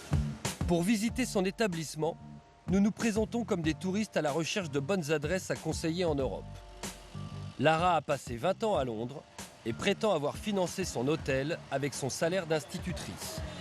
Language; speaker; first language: French; native; French